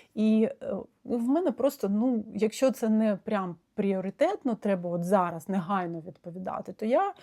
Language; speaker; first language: Ukrainian; non-native, local second language; Russian